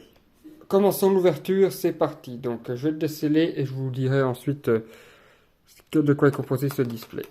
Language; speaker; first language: French; native; French